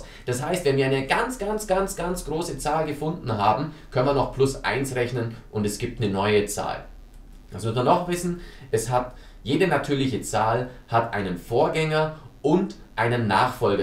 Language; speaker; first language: German; native; German